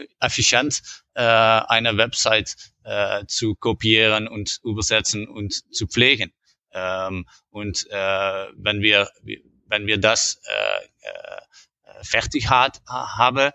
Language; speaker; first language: German; non-native, learner; Dutch